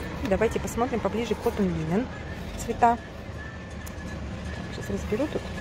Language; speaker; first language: Russian; native; Russian